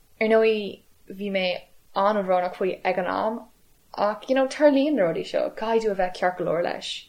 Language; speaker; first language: Irish; non-native, local second language; English